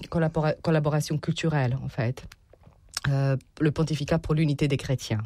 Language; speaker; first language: French; non-native, fluent; Serbian